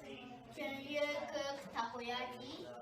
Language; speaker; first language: English; non-native, learner; Japanese